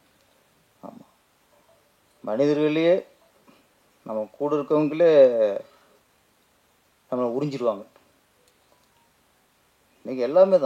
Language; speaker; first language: Tamil; native; Tamil